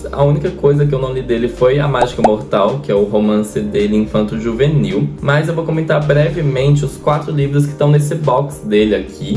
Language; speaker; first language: Portuguese; native; Portuguese